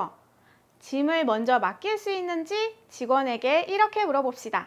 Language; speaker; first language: Korean; native; Korean